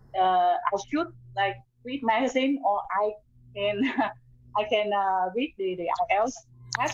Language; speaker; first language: English; non-native, learner; Vietnamese